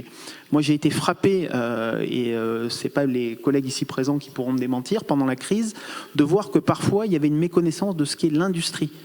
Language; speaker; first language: French; native; French